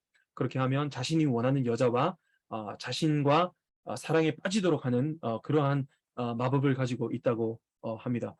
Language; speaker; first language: Korean; native; Korean